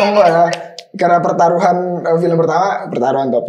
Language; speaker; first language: Indonesian; native; Indonesian